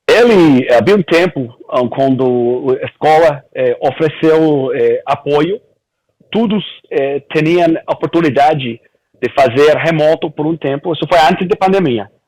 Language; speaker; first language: Portuguese; early bilingual, heritage; Portuguese